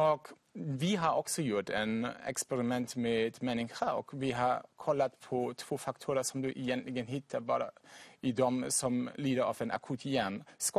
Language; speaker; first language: Swedish; non-native, fluent; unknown